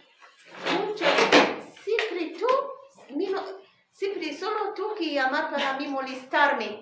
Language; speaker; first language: Spanish; non-native, learner; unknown